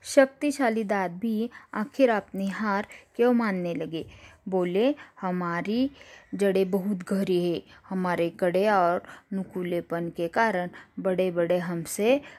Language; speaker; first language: Hindi; non-native, local second language; Marathi